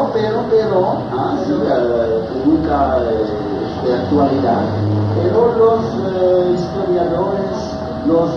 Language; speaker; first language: Spanish; non-native, fluent; French